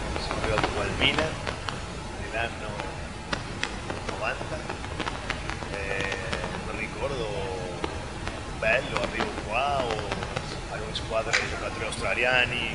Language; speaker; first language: Italian; non-native, fluent; Spanish